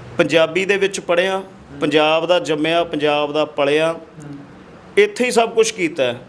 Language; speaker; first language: Punjabi; non-native, local second language; Hindi